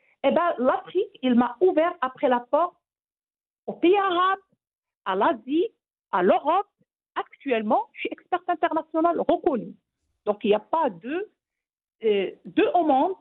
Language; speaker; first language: French; non-native, local second language; Arabic